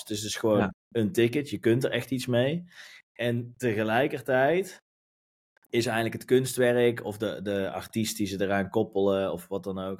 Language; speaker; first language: Dutch; native; Dutch